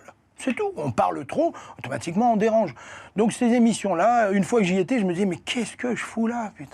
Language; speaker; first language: French; native; French